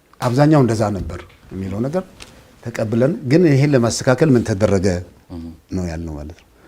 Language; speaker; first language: Amharic; non-native, local second language; Tigrinya